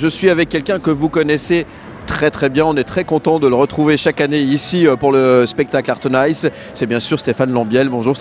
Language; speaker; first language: French; native; French